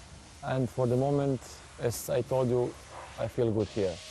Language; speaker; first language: English; non-native, fluent; Serbian